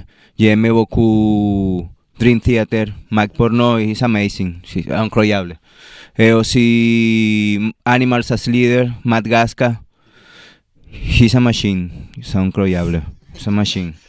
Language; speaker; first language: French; non-native, learner; Spanish